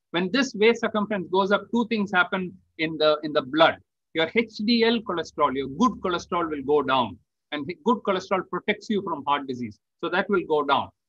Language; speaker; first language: English; non-native, local second language; Tamil